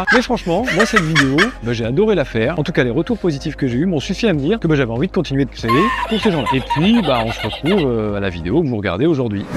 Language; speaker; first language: French; native; French